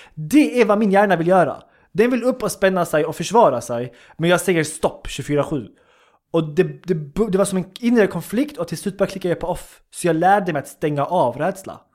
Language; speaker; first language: Swedish; early bilingual, other home language; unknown